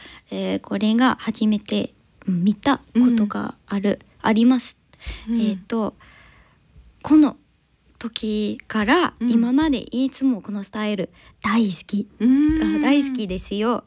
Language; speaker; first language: Japanese; non-native, learner; English